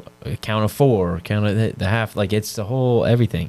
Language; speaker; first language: English; native; English